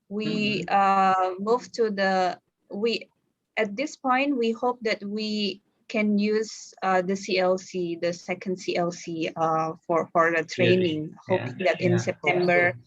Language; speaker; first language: English; non-native, fluent; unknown